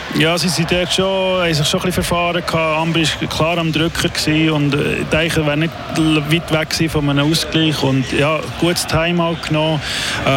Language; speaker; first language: German; native; German